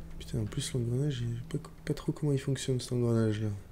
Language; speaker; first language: French; native; French